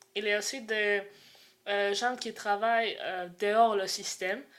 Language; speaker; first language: French; non-native, fluent; Croatian